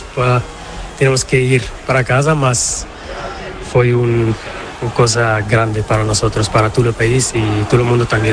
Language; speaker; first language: Spanish; non-native, learner; Portuguese